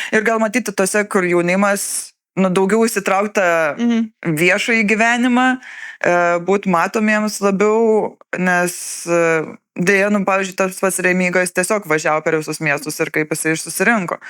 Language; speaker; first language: Lithuanian; native; Lithuanian